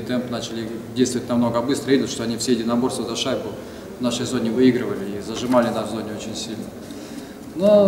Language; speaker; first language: Russian; native; Russian